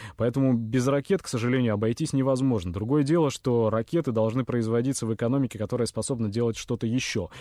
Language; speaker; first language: Russian; native; Russian